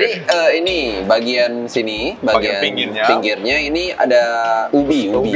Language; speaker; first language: Indonesian; non-native, fluent; Korean